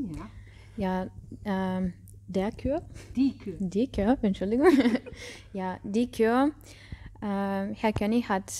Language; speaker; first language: German; non-native, learner; Russian